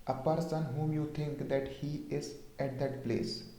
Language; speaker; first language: English; non-native, local second language; Hindi